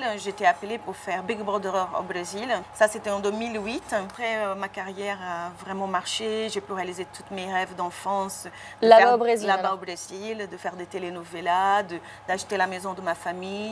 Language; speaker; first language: French; non-native, fluent; Portuguese